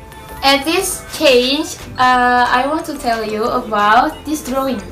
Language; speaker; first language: English; non-native, learner; Indonesian